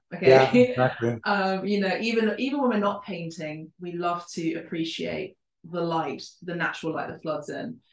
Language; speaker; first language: English; early bilingual, other home language; Spanish